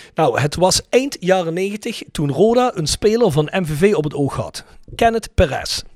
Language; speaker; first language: Dutch; native; Dutch